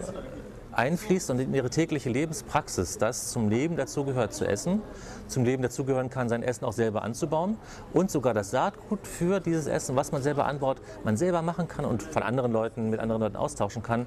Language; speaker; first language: German; native; German